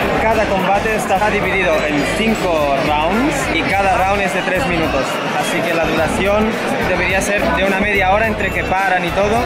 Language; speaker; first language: Spanish; non-native, local second language; Catalan